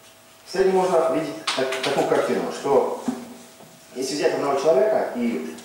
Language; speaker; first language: Russian; native; Russian